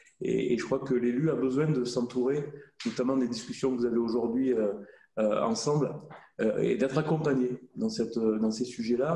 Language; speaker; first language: French; native; French